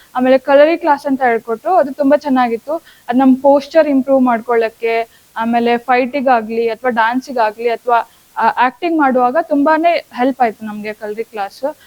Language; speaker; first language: Kannada; native; Kannada